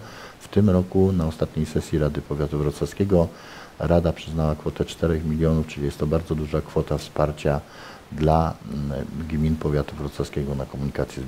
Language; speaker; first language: Polish; native; Polish